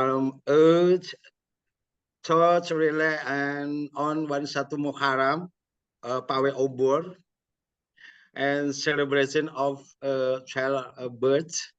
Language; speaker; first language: English; non-native, learner; Indonesian